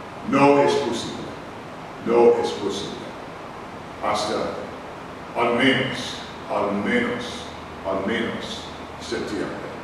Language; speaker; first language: Spanish; non-native, learner; English